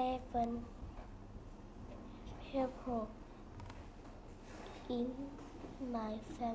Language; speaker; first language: English; non-native, learner; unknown